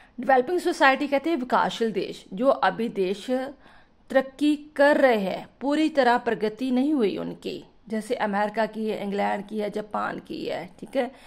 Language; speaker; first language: Hindi; non-native, local second language; Punjabi